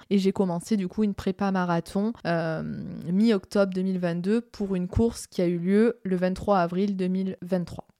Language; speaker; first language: French; native; French